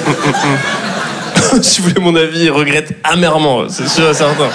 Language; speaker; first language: French; native; French